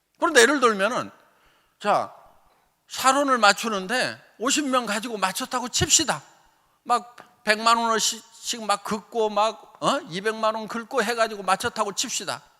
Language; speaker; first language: Korean; native; Korean